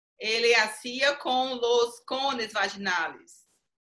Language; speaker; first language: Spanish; non-native, learner; Portuguese